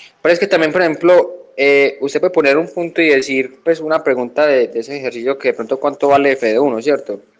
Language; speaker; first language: Spanish; native; Spanish